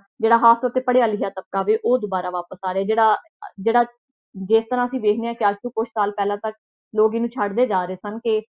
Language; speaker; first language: Punjabi; native; Punjabi